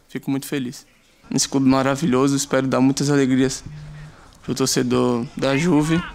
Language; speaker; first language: Portuguese; native; Portuguese